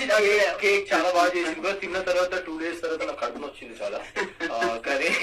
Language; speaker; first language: Telugu; native; Telugu